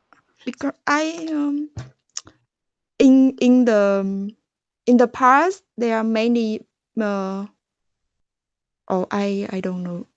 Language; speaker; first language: English; non-native, learner; Vietnamese